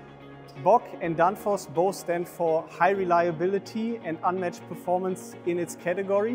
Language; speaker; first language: English; non-native, fluent; German